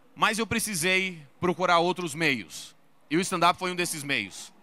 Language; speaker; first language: Portuguese; native; Portuguese